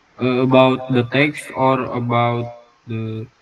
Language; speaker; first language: English; non-native, learner; Indonesian